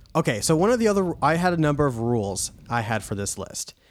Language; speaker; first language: English; native; English